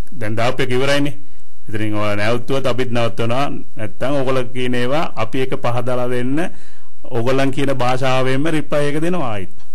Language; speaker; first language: Sinhala; non-native, local second language; Tamil